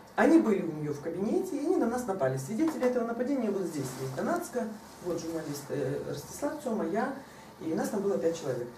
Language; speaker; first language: Russian; non-native, local second language; Ukrainian